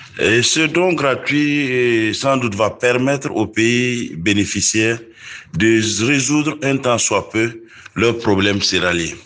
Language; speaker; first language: French; non-native, local second language; Mossi